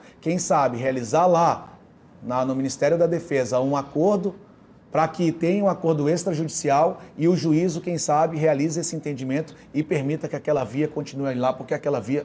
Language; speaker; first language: Portuguese; native; Portuguese